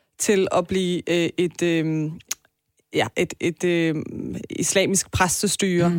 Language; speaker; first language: Danish; early bilingual, other home language; Persian